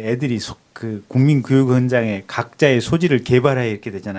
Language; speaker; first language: Korean; native; Korean